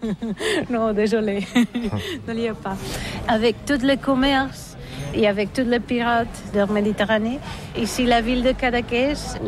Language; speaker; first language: French; non-native, learner; Catalan